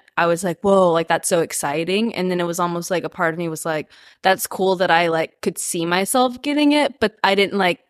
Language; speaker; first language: English; early bilingual, other home language; Spanish